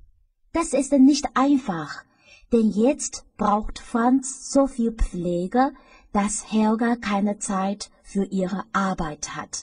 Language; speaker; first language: German; non-native, fluent; Chinese